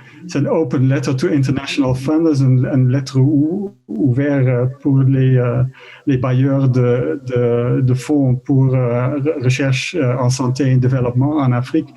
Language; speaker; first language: French; non-native, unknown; Dutch